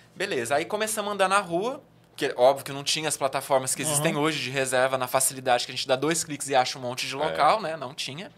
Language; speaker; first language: Portuguese; native; Portuguese